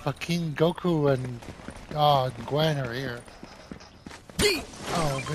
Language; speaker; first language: English; early bilingual, other home language; Spanish